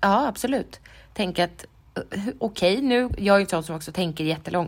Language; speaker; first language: Swedish; native; Swedish